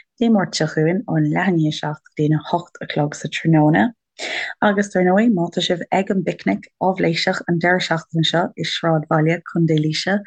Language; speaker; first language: Irish; native; Irish